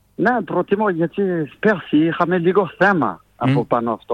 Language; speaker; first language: Greek; non-native, fluent; French